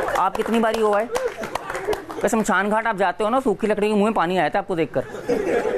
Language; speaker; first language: Hindi; native; Hindi